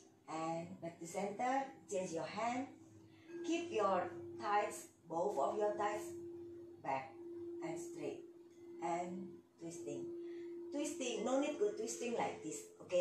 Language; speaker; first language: English; non-native, learner; Indonesian